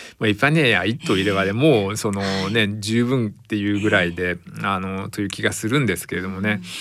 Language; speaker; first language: Japanese; native; Japanese